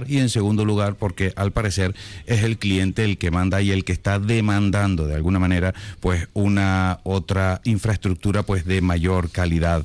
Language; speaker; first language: Spanish; native; Spanish